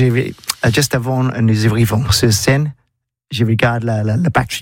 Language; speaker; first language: French; non-native, learner; English